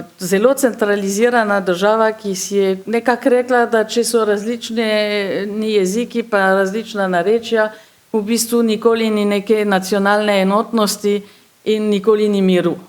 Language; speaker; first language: Slovenian; non-native, fluent; French